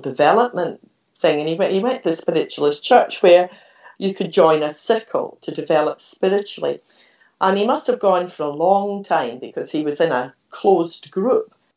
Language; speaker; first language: English; native; English